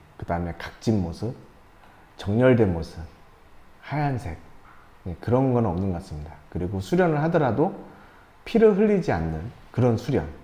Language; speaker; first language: Korean; native; Korean